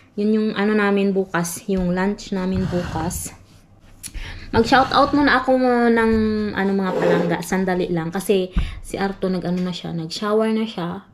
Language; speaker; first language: Filipino; non-native, local second language; Cebuano